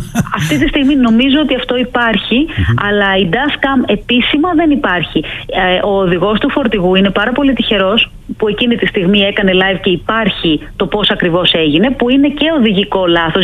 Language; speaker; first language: Greek; native; Greek